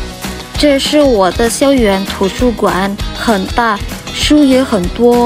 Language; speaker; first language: Chinese; non-native, learner; Indonesian